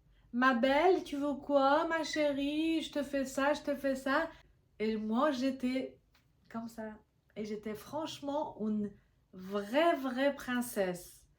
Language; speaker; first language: French; non-native, fluent; Persian